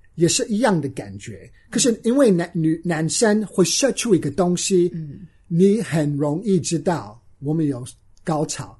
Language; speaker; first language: Chinese; non-native, fluent; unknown